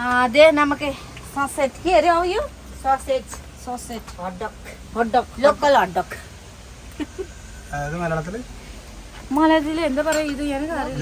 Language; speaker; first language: Malayalam; non-native, learner; Nepali